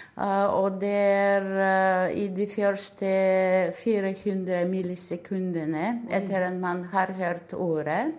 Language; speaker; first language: Norwegian; non-native, fluent; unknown